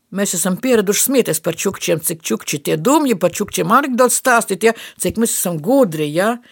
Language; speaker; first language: Latvian; non-native, local second language; Russian